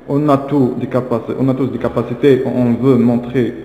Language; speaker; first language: French; non-native, local second language; Arabic